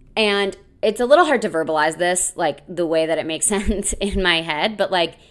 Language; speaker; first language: English; native; English